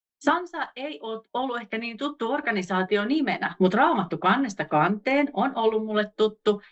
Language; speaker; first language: Finnish; native; Finnish